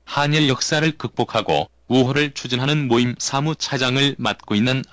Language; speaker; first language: Korean; native; Korean